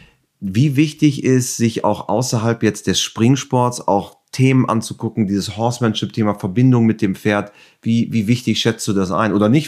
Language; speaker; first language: German; native; German